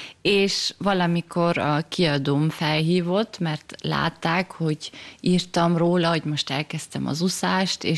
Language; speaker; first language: Hungarian; early bilingual, heritage; German